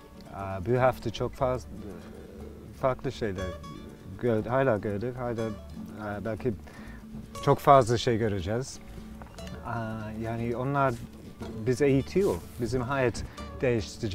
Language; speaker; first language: Turkish; non-native, learner; English